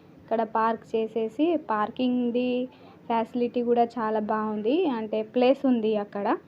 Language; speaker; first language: Telugu; non-native, learner; Marathi